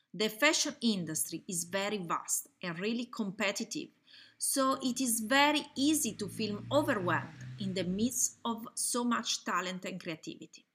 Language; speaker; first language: English; non-native, fluent; Italian